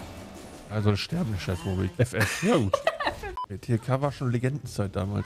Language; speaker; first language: German; native; German